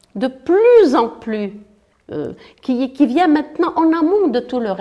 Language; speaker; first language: French; non-native, local second language; Arabic